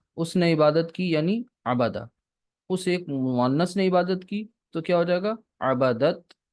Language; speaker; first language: Urdu; native; Urdu